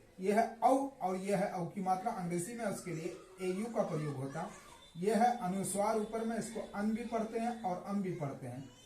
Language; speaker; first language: Hindi; native; Hindi